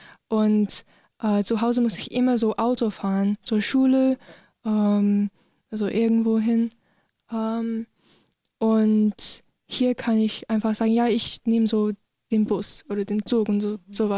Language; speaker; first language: German; non-native, learner; English